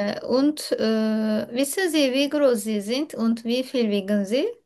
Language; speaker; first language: German; non-native, learner; Turkish